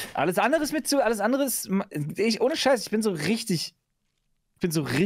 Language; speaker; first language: German; native; German